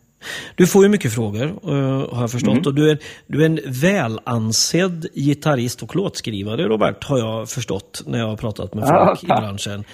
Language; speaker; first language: Swedish; native; Swedish